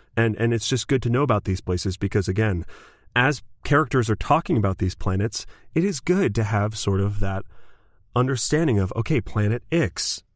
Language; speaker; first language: English; native; English